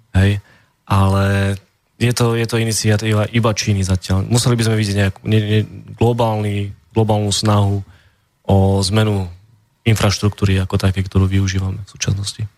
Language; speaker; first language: Slovak; native; Slovak